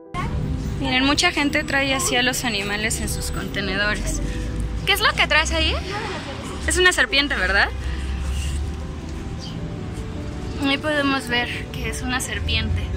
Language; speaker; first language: Spanish; native; Spanish